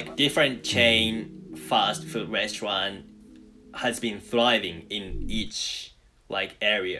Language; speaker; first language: English; non-native, fluent; Japanese